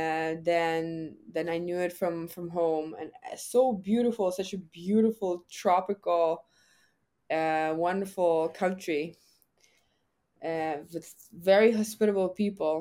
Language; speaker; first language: English; non-native, fluent; German